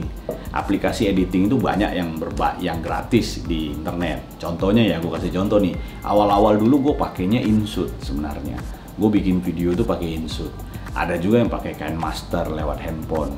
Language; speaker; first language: Indonesian; native; Indonesian